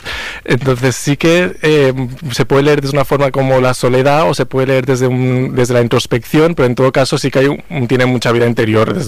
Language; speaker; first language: Spanish; native; Spanish